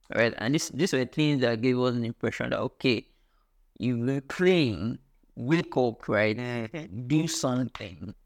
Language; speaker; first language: English; non-native, local second language; Ibibio